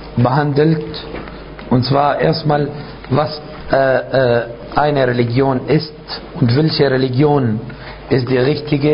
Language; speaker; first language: German; non-native, fluent; Arabic